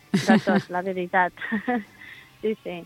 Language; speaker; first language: Catalan; non-native, learner; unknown